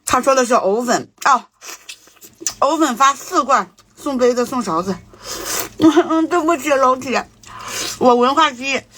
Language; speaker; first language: Chinese; native; Chinese